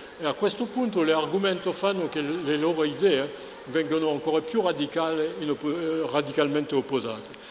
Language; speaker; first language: Italian; non-native, fluent; French